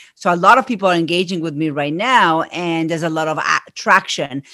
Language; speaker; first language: English; non-native, fluent; Spanish